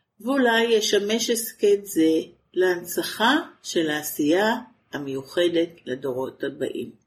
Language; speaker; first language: Hebrew; native; Hebrew